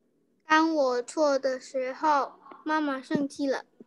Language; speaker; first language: Chinese; non-native, learner; Indonesian